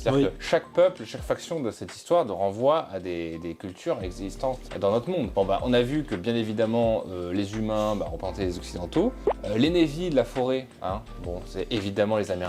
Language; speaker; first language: French; native; French